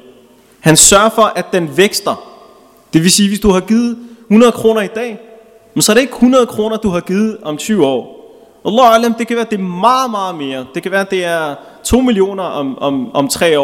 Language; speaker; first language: Danish; early bilingual, other home language; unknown